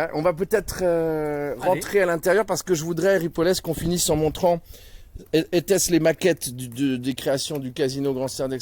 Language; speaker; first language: French; native; French